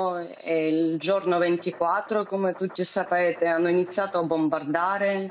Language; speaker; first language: Italian; non-native, fluent; Ukrainian